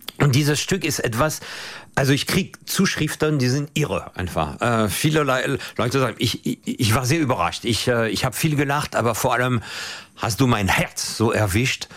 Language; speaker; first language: German; non-native, fluent; French